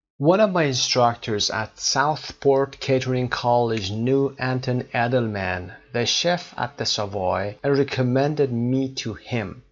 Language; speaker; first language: English; non-native, fluent; Persian